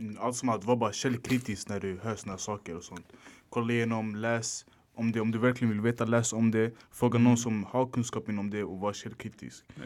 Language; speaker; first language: Swedish; early bilingual, other home language; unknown